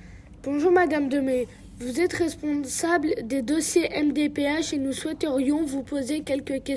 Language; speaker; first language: French; native; French